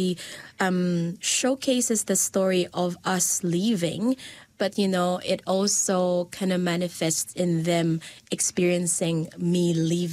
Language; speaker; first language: English; non-native, local second language; Filipino